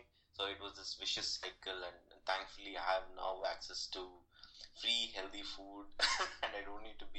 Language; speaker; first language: English; non-native, local second language; Telugu